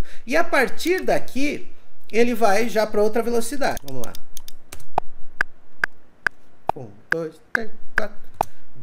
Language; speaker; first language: Portuguese; native; Portuguese